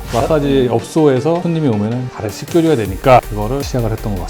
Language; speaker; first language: Korean; native; Korean